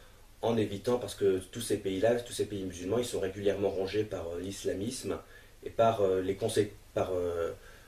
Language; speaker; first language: French; native; French